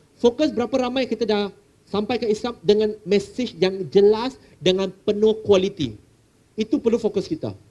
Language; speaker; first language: Malay; non-native, local second language; Chinese